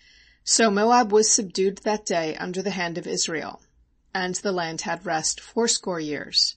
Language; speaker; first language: English; native; English